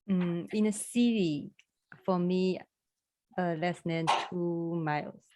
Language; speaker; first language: English; non-native, learner; Chinese